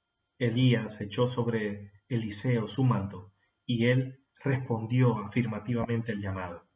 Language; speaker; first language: Spanish; native; Spanish